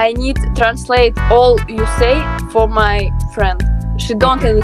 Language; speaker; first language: English; non-native, learner; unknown